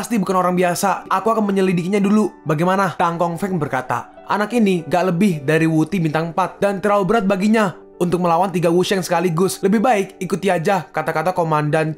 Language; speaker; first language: Indonesian; native; Indonesian